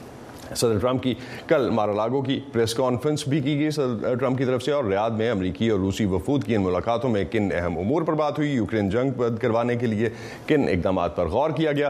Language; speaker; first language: Urdu; native; Urdu